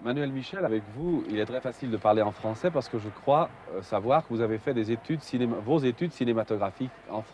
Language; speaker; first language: French; native; French